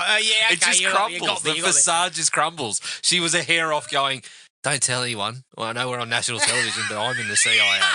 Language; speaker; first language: English; native; English